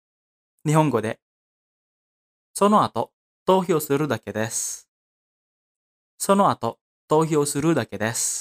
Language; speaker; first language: Japanese; non-native, fluent; Indonesian